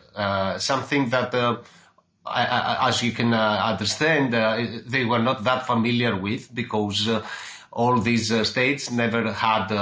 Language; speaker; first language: English; non-native, fluent; Greek